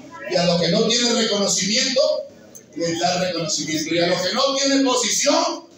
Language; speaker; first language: Spanish; native; Spanish